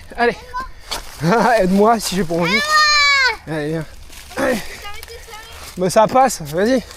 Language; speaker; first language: French; native; French